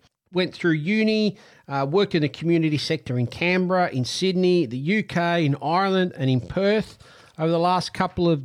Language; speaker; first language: English; non-native, local second language; Italian